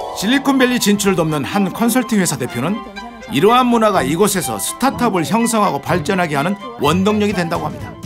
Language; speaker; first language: Korean; native; Korean